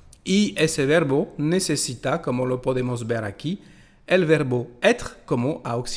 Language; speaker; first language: Spanish; non-native, fluent; French